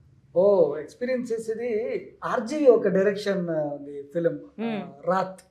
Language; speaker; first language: Telugu; non-native, learner; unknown